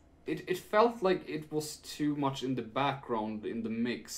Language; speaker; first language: English; non-native, fluent; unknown